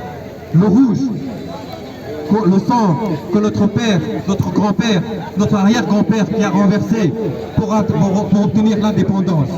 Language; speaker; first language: French; non-native, fluent; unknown